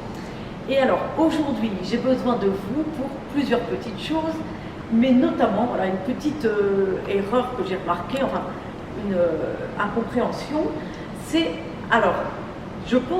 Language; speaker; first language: French; native; French